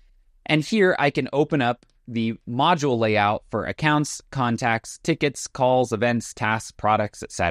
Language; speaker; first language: English; native; English